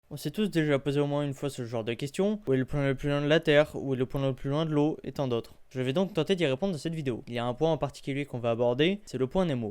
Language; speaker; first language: French; native; French